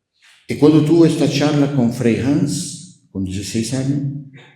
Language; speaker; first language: Spanish; non-native, fluent; Portuguese